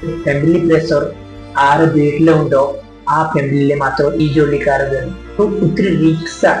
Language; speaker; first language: Malayalam; non-native, learner; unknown